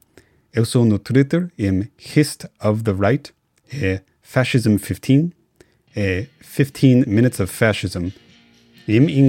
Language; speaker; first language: Portuguese; non-native, learner; English